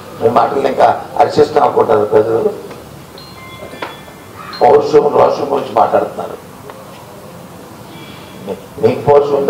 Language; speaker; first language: Telugu; native; Telugu